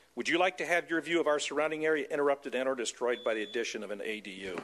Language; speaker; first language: English; native; English